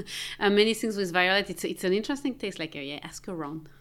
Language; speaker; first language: English; non-native, fluent; French